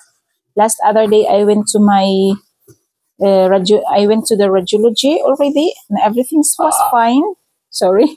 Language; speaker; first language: English; non-native, local second language; Filipino